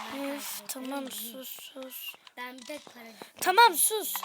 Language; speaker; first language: Turkish; native; Turkish